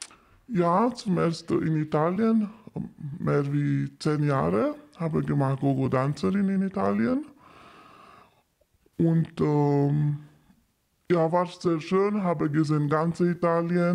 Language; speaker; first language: German; non-native, learner; Romanian